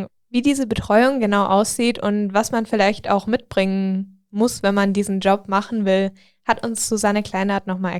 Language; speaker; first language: German; native; German